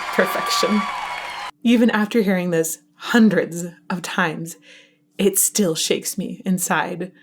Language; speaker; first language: English; native; English